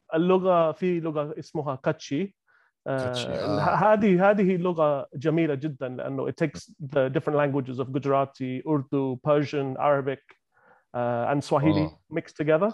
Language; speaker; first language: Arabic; non-native, learner; Kachhi